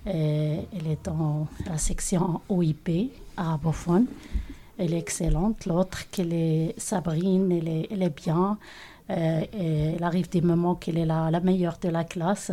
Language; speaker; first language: French; non-native, local second language; Arabic